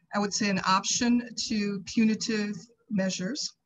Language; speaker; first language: English; native; English